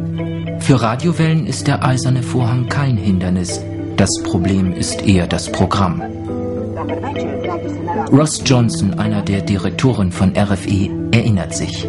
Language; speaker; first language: German; native; German